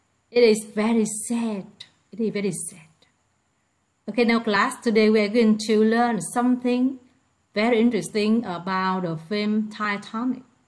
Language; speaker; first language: English; non-native, fluent; Vietnamese